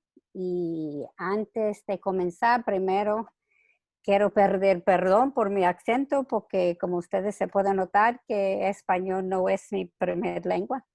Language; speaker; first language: Spanish; non-native, fluent; English